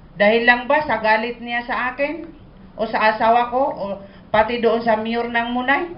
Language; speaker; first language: Filipino; non-native, local second language; Maranao